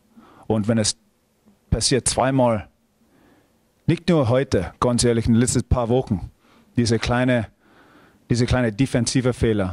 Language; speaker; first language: German; non-native, fluent; English